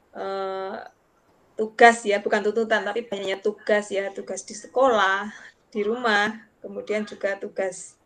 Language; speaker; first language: Indonesian; non-native, local second language; Javanese